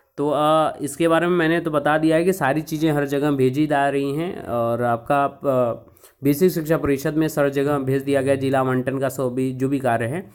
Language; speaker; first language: Hindi; native; Hindi